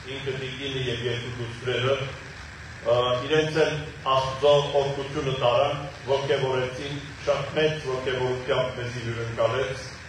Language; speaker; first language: Armenian; native; Armenian